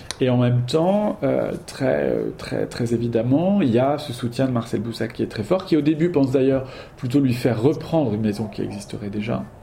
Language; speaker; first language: French; native; French